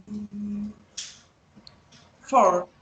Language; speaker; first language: English; non-native, learner; Spanish